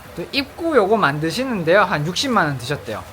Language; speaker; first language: Korean; native; Korean